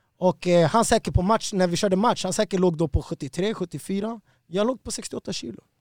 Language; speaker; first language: Swedish; early bilingual, other home language; Spanish